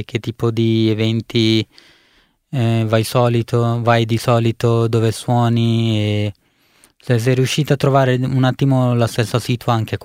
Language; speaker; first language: Italian; early bilingual, other home language; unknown